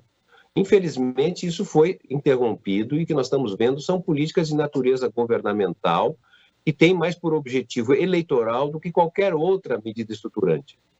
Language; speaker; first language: Portuguese; native; Portuguese